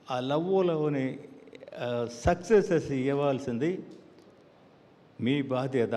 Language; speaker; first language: Telugu; non-native, learner; Tamil